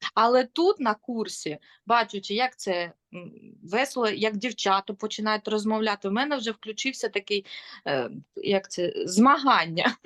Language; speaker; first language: Ukrainian; non-native, local second language; Russian